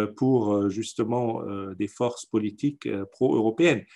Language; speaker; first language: French; non-native, fluent; German